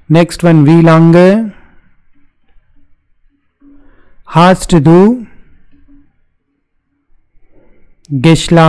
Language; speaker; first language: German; non-native, fluent; Hindi